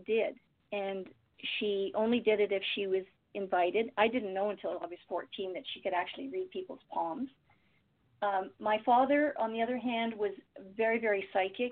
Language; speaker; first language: English; native; English